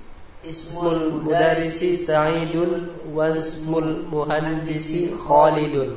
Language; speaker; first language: Arabic; non-native, learner; Indonesian